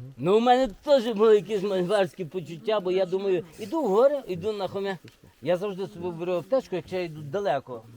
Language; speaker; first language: Ukrainian; native; Ukrainian